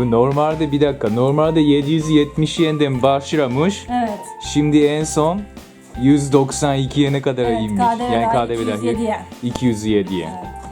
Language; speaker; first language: Turkish; non-native, fluent; Japanese